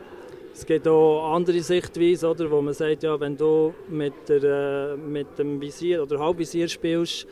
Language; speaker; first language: German; native; German